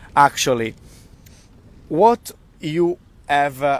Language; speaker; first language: English; non-native, fluent; Italian